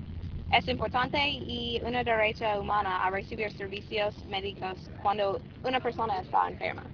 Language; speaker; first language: Spanish; non-native, learner; English